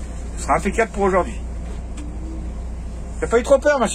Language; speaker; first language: French; native; French